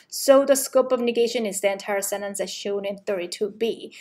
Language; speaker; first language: English; non-native, fluent; Korean